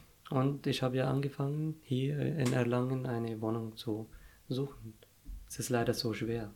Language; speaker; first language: German; non-native, fluent; Arabic